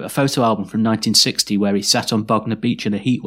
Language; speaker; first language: English; native; English